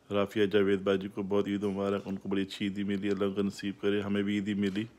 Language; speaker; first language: Urdu; non-native, local second language; Saraiki